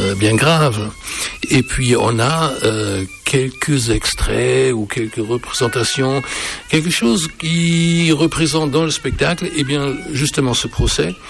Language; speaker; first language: French; native; French